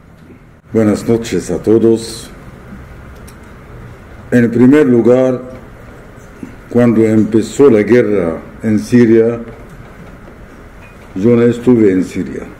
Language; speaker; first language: Spanish; non-native, fluent; Arabic